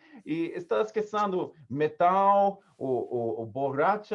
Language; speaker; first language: Portuguese; non-native, learner; English